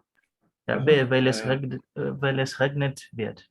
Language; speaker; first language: German; non-native, learner; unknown